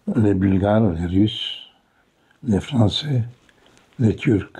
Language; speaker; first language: French; non-native, fluent; Bulgarian